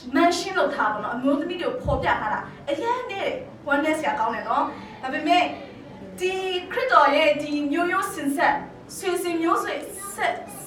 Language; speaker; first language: Burmese; non-native, local second language; Kachin